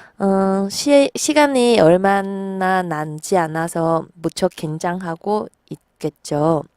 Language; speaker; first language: Korean; non-native, fluent; Chinese